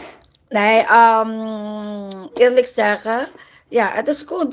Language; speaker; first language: Dutch; non-native, learner; Filipino